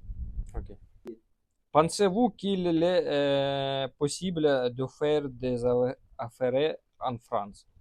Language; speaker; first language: French; non-native, learner; Russian